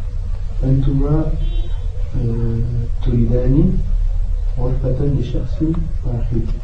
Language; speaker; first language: Arabic; non-native, learner; French